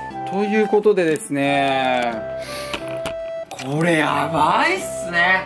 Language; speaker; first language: Japanese; native; Japanese